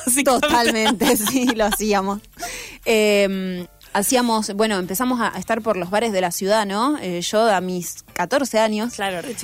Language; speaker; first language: Spanish; native; Spanish